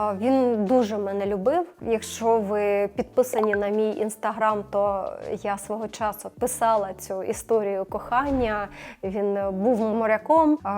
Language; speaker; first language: Ukrainian; non-native, local second language; Russian